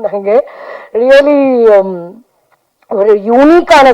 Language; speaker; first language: Tamil; non-native, learner; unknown